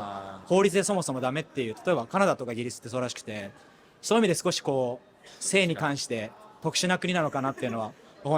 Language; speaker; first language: Japanese; native; Japanese